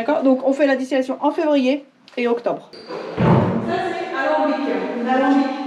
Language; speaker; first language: French; native; French